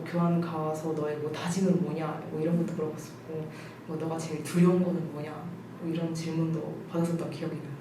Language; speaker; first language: Korean; native; Korean